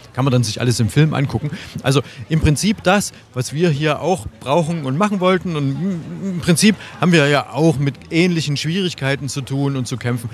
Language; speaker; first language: German; native; German